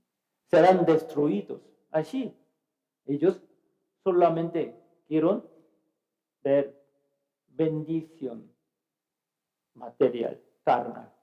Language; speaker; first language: Spanish; non-native, fluent; Korean